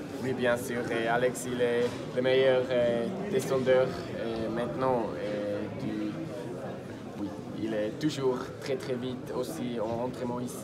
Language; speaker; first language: French; non-native, learner; German